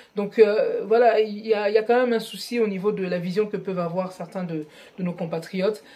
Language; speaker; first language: French; non-native, local second language; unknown